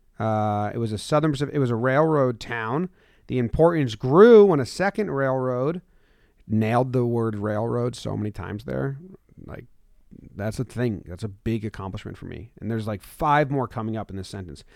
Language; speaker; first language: English; native; English